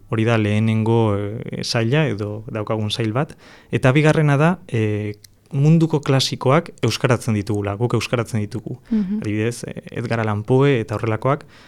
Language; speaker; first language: Basque; non-native, fluent; Catalan